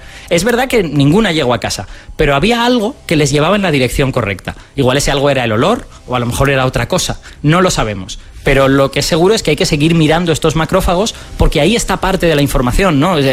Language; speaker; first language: Spanish; native; Spanish